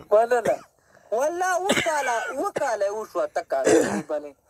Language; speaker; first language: Arabic; non-native, learner; Pashto